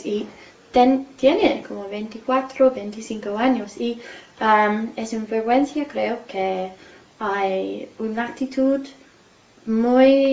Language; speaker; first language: Spanish; non-native, fluent; English